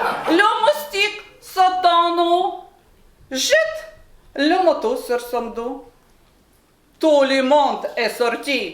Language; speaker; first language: French; non-native, learner; Ukrainian